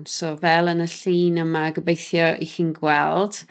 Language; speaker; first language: Welsh; native; Welsh